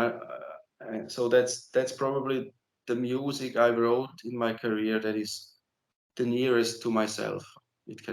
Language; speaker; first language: English; non-native, fluent; German